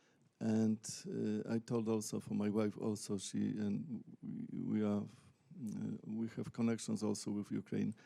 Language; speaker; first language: English; non-native, learner; Polish